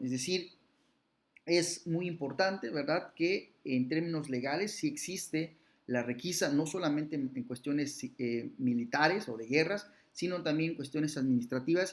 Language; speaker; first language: Spanish; native; Spanish